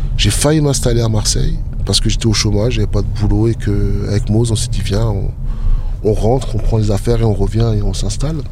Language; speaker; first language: French; native; French